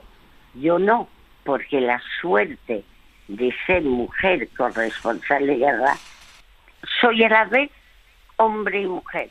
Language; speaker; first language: Spanish; early bilingual, other home language; French